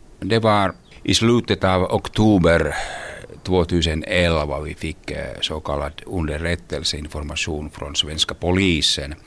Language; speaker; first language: Swedish; non-native, local second language; Finnish